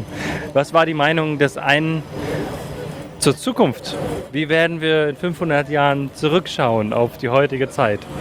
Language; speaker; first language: German; native; German